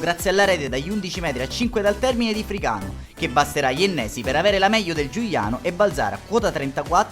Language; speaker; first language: Italian; native; Italian